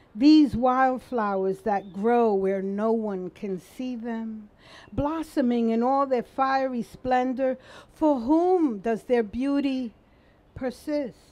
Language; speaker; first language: English; early bilingual, other home language; Spanish